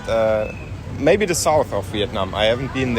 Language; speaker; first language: English; non-native, fluent; German